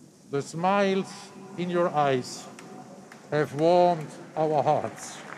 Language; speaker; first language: English; non-native, fluent; German